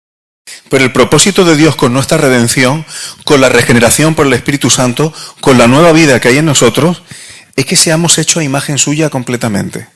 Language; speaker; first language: Spanish; native; Spanish